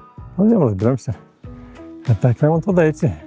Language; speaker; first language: Russian; native; Russian